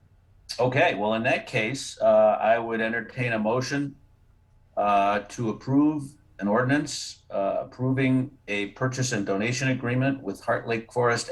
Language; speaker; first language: English; native; English